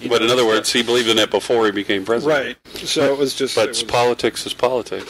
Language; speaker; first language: English; native; English